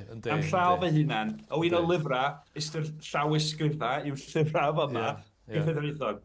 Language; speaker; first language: Welsh; native; Welsh